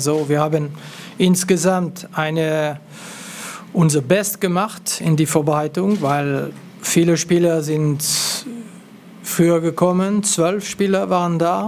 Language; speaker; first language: German; non-native, local second language; French